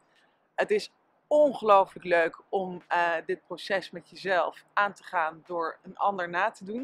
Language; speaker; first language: Dutch; native; Dutch